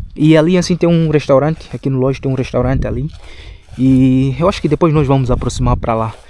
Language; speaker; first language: Portuguese; non-native, local second language; Shona